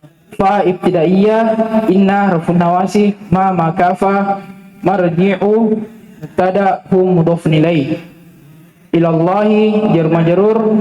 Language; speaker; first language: Arabic; non-native, learner; Indonesian